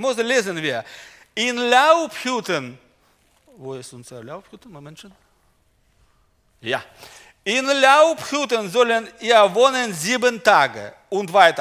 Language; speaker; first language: German; non-native, learner; Russian